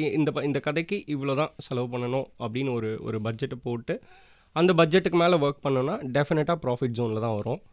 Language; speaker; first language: Tamil; native; Tamil